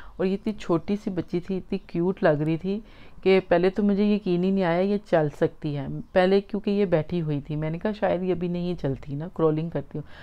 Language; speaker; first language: Urdu; native; Urdu